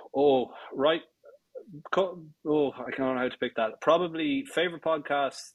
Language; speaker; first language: English; native; English